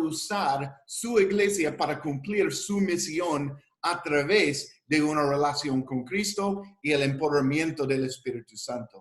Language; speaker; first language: Spanish; non-native, fluent; English